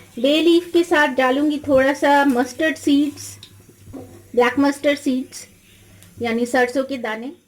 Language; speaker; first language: Hindi; non-native, local second language; Bangla